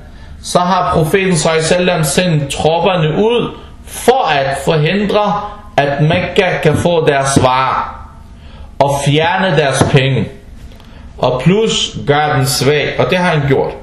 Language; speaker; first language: Danish; non-native, fluent; Arabic